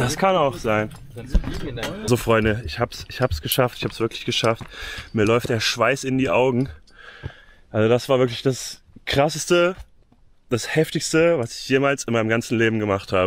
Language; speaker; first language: German; native; German